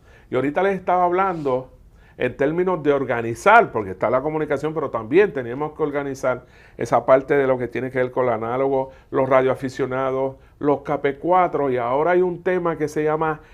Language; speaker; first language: Spanish; native; Spanish